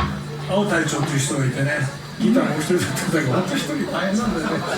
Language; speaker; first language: Japanese; native; Japanese